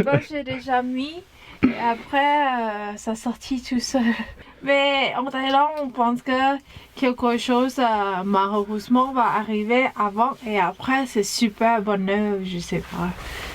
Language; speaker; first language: French; non-native, learner; Thai